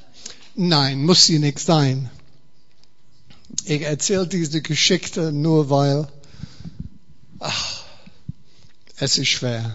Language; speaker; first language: German; non-native, fluent; English